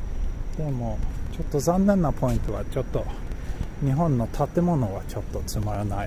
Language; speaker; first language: Japanese; non-native, learner; Swedish